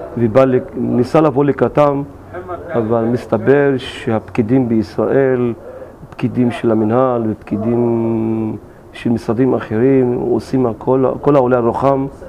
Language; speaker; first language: Hebrew; non-native, local second language; Arabic